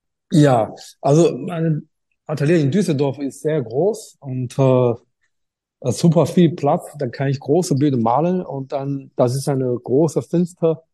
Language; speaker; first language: German; non-native, learner; Chinese